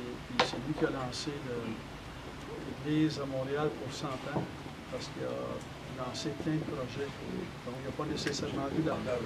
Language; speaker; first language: French; native; French